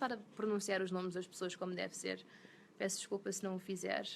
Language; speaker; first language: Portuguese; native; Portuguese